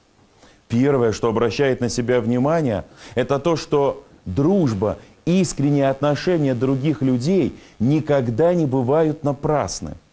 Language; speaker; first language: Russian; native; Russian